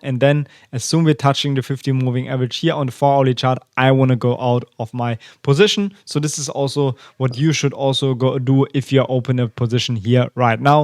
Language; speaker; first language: English; non-native, fluent; German